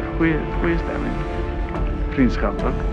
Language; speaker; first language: Dutch; non-native, learner; Indonesian